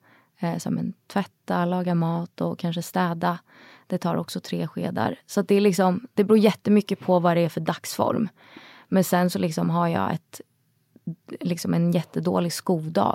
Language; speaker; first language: Swedish; native; Swedish